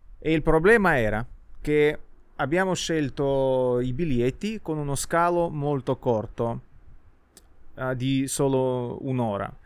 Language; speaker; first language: Italian; non-native, fluent; Russian